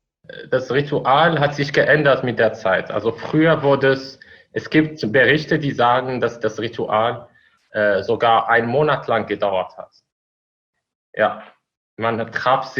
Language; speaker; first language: German; non-native, fluent; Arabic